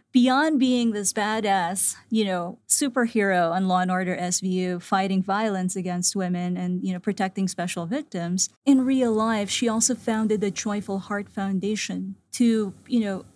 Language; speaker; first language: English; non-native, local second language; Filipino